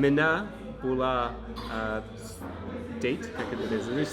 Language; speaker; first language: Ukrainian; non-native, learner; English